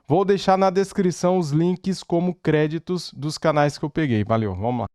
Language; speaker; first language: Portuguese; native; Portuguese